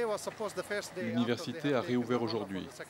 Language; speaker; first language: French; native; French